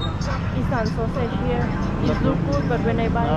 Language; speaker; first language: English; non-native, learner; Thai